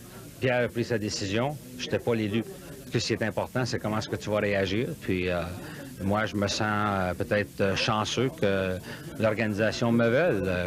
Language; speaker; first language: French; native; French